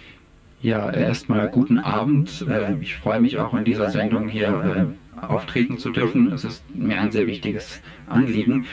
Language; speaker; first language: German; native; German